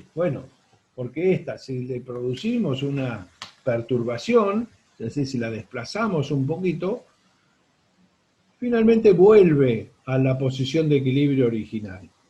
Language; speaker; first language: Spanish; native; Spanish